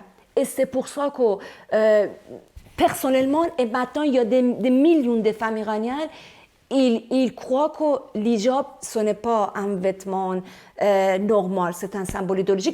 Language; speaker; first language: French; non-native, fluent; Persian